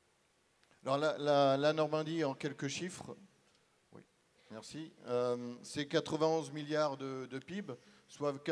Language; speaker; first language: French; native; French